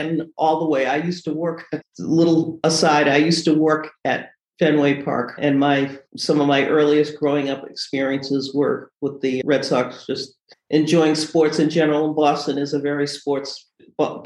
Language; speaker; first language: English; native; English